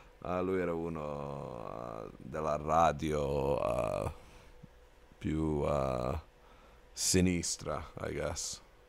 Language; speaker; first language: Italian; non-native, learner; English